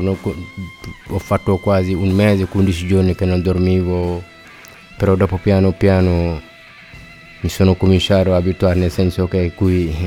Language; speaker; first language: Italian; non-native, learner; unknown